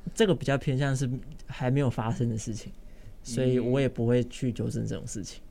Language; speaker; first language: Chinese; non-native, local second language; Min Nan Chinese